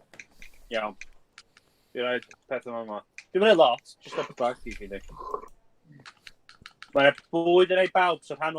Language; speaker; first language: Welsh; native; Welsh